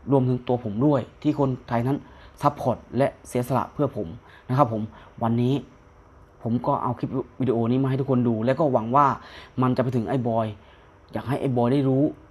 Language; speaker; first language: Thai; native; Thai